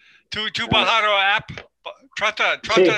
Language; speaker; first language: Spanish; non-native, learner; English